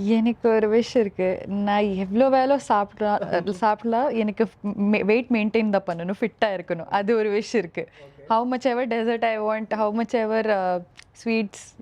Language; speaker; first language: Tamil; early bilingual, heritage; Tamil